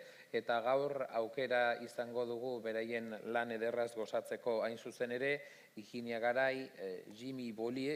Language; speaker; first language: Basque; native; Basque